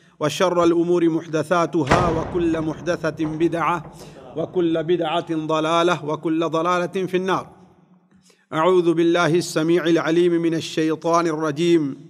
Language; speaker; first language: Urdu; native; Urdu